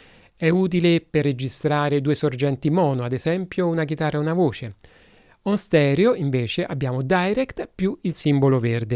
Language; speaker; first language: Italian; native; Italian